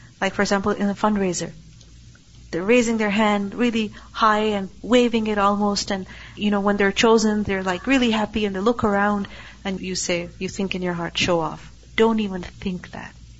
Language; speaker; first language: English; non-native, local second language; Urdu